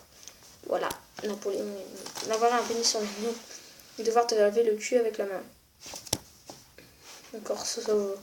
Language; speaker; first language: French; native; French